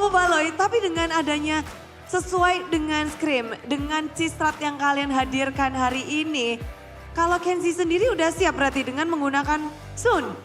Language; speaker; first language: Indonesian; native; Indonesian